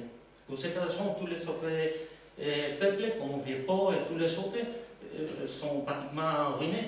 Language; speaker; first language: French; non-native, learner; Spanish